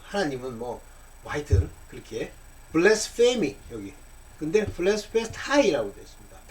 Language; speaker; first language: Korean; native; Korean